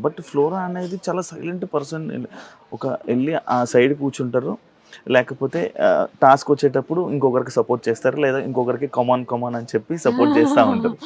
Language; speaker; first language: Telugu; native; Telugu